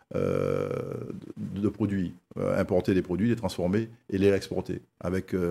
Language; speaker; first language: French; native; French